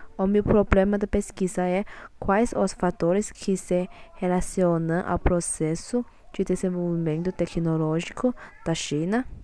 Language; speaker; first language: Portuguese; non-native, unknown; Chinese